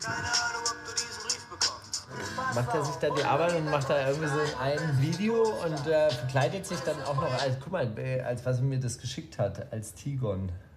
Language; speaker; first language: German; native; German